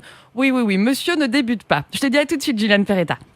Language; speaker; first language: French; native; French